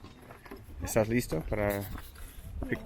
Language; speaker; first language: Spanish; non-native, learner; English